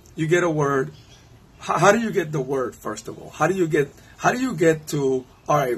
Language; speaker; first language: English; non-native, fluent; Spanish